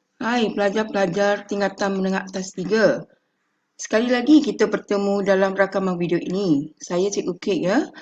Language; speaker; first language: Malay; non-native, local second language; Chinese